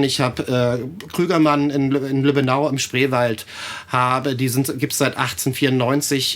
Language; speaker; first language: German; native; German